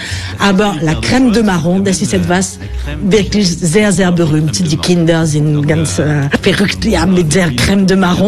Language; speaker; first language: German; non-native, learner; French